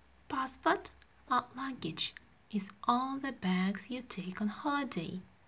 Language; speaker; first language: English; non-native, fluent; Russian